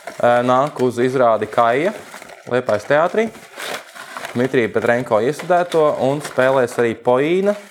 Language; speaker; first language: Latvian; native; Latvian